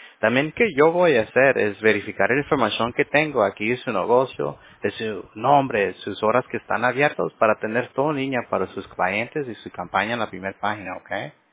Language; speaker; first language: Spanish; early bilingual, heritage; Spanish